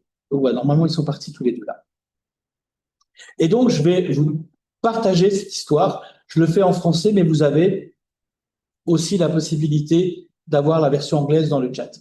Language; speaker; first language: French; native; French